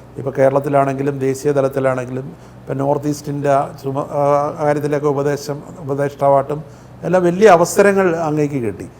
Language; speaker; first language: Malayalam; native; Malayalam